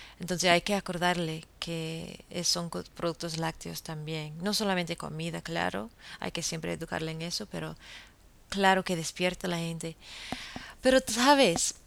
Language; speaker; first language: Spanish; non-native, fluent; English